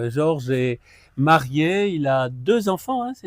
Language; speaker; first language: French; native; French